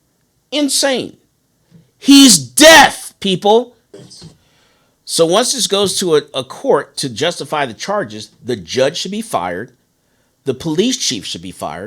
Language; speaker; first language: English; native; English